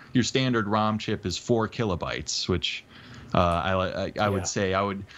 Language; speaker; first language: English; native; English